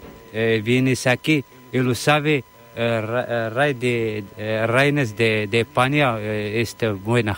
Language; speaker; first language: Spanish; non-native, learner; Arabic